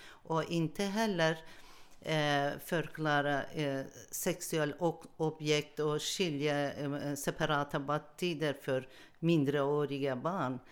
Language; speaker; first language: Swedish; non-native, learner; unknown